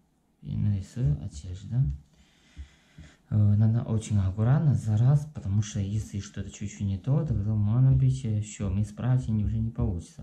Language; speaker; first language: Russian; non-native, learner; Chinese